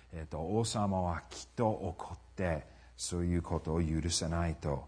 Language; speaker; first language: Japanese; non-native, fluent; English